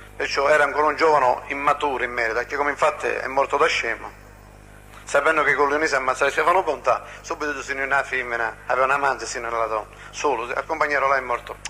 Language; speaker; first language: Italian; non-native, local second language; Sicilian